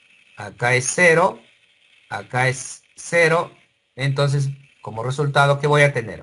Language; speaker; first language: Spanish; native; Spanish